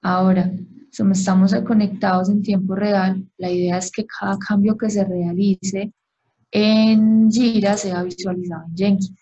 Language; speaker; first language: Spanish; native; Spanish